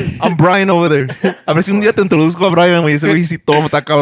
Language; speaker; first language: Spanish; early bilingual, heritage; Spanish